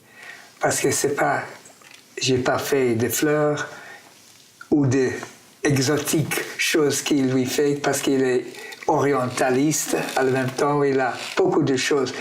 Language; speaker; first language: French; non-native, fluent; English